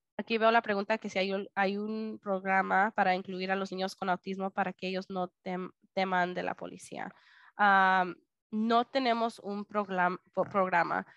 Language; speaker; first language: Spanish; early bilingual, heritage; Spanish